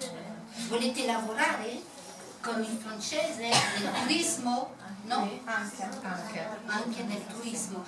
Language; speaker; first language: Italian; non-native, fluent; French